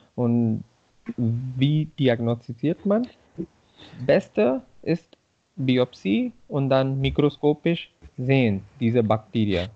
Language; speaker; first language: German; non-native, fluent; Hindi